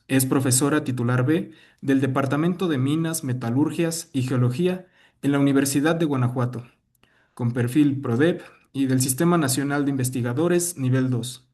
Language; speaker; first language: Spanish; native; Spanish